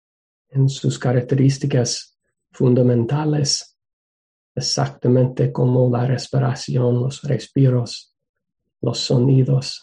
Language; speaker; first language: Spanish; non-native, fluent; English